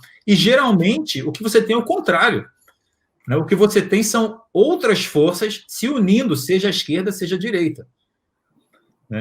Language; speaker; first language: Portuguese; native; Portuguese